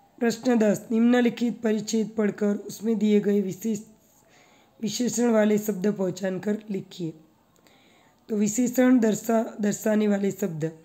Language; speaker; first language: Hindi; non-native, local second language; Gujarati